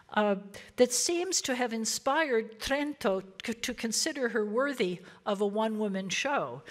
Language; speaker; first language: English; native; English